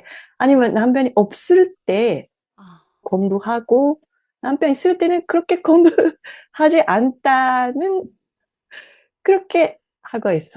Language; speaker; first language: Korean; non-native, learner; Japanese